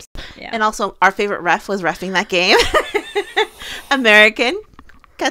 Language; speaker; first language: English; native; English